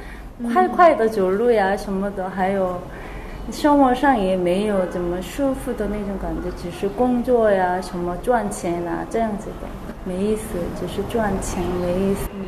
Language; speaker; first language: Chinese; non-native, learner; Korean